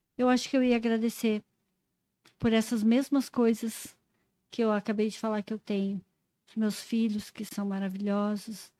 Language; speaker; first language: Portuguese; native; Portuguese